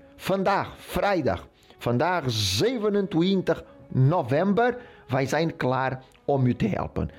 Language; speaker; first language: Dutch; non-native, fluent; Portuguese